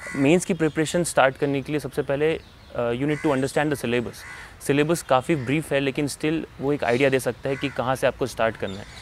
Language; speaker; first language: Hindi; native; Hindi